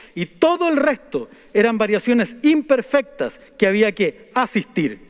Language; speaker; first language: Spanish; native; Spanish